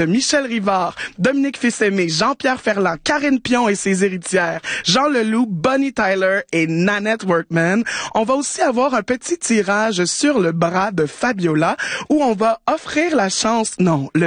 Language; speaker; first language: French; native; French